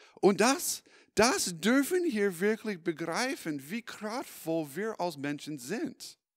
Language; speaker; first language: German; non-native, fluent; English